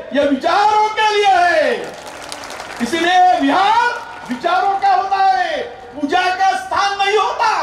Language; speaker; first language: Hindi; non-native, local second language; Marathi